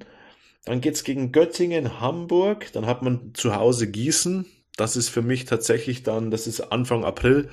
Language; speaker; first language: German; native; German